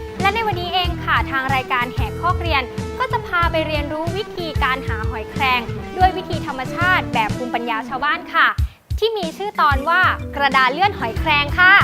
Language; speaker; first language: Thai; native; Thai